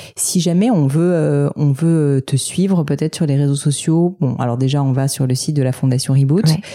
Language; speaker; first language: French; native; French